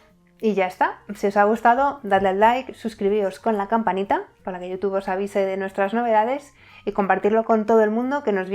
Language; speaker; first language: Spanish; native; Spanish